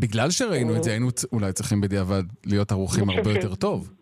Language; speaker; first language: Hebrew; native; Hebrew